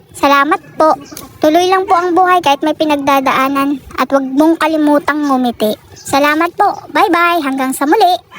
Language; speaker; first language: Filipino; native; Filipino